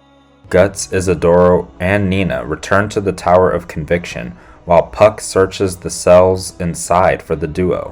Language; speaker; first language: English; native; English